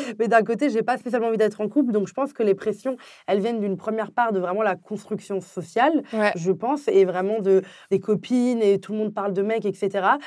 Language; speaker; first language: French; early bilingual, other home language; Arabic